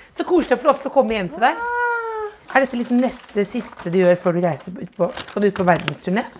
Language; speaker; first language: Norwegian; native; Norwegian